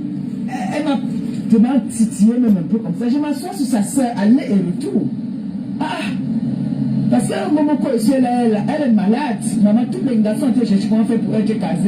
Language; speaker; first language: French; non-native, local second language; Lingala